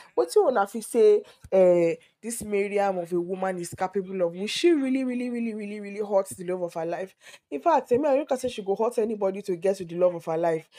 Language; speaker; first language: Nigerian Pidgin; native; Nigerian Pidgin